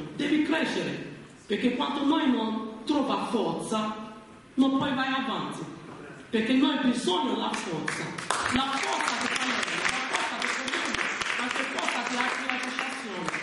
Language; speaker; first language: Italian; non-native, learner; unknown